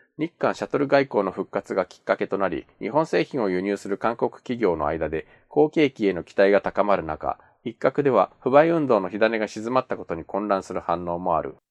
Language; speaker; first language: Japanese; native; Japanese